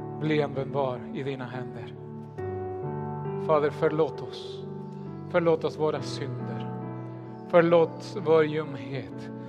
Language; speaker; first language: Swedish; non-native, fluent; Spanish